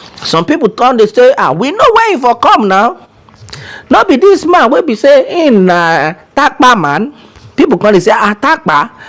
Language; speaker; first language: Nigerian Pidgin; non-native, local second language; Yoruba